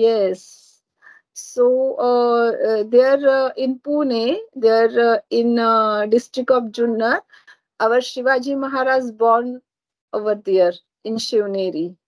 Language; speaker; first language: English; non-native, learner; Marathi